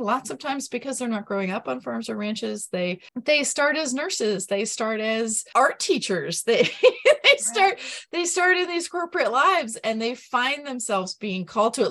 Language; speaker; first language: English; native; English